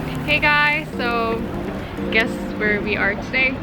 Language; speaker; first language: English; non-native, fluent; Indonesian